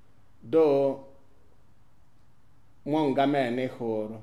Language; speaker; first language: Swedish; non-native, fluent; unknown